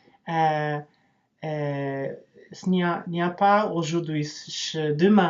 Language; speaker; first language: French; non-native, learner; English